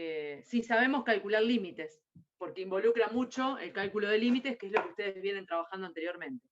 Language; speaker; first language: Spanish; native; Spanish